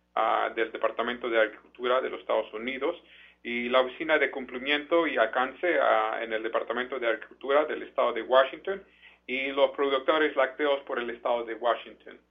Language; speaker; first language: Spanish; early bilingual, heritage; Spanish